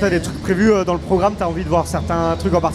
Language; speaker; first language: French; native; French